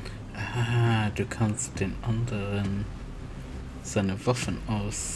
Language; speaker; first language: German; non-native, local second language; Luxembourgish